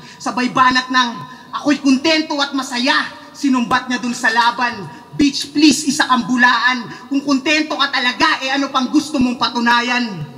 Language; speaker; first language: Filipino; native; Filipino